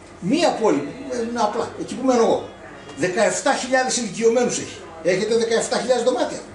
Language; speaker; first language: Greek; early bilingual, heritage; Greek